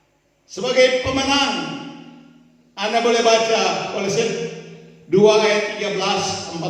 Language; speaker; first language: Indonesian; native; Indonesian